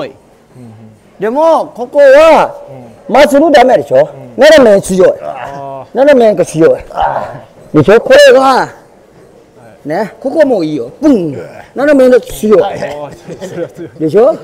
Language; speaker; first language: Japanese; non-native, learner; Thai